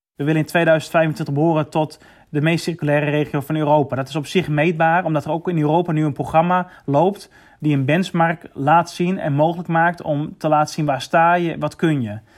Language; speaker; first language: Dutch; native; Dutch